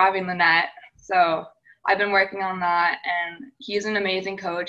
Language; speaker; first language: English; native; English